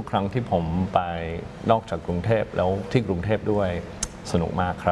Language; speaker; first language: Thai; non-native, fluent; English